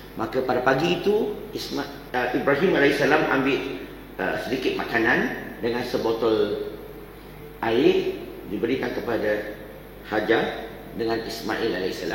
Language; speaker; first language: Malay; non-native, local second language; Chinese